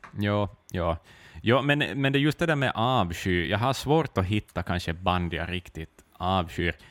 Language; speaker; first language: Swedish; native; Swedish